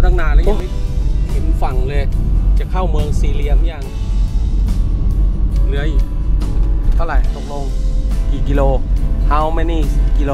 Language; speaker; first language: Thai; native; Thai